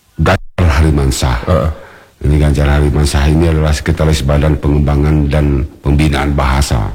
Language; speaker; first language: Indonesian; non-native, local second language; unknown